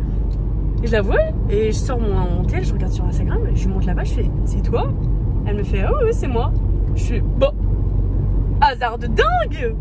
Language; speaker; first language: French; native; French